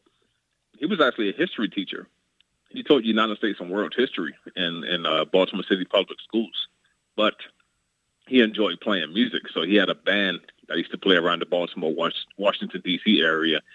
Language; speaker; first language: English; native; English